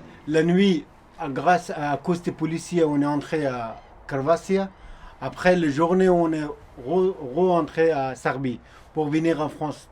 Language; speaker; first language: French; non-native, learner; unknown